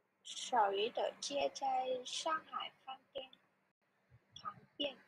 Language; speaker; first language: Chinese; non-native, learner; Vietnamese